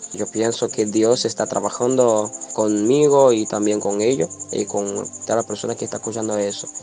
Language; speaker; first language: Spanish; non-native, learner; Haitian Creole